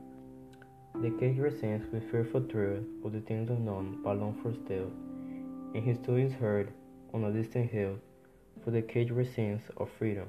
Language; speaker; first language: English; non-native, fluent; Spanish